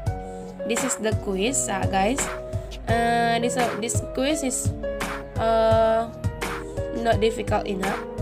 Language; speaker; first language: English; non-native, learner; Indonesian